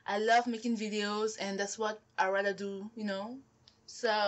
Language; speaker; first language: English; non-native, local second language; French